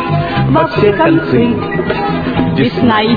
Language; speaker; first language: Russian; non-native, learner; Italian